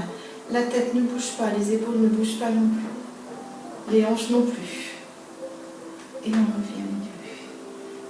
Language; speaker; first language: French; native; French